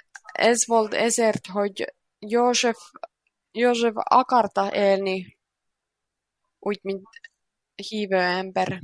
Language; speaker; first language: Hungarian; non-native, learner; Finnish